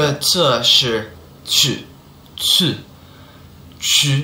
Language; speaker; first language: Chinese; non-native, learner; English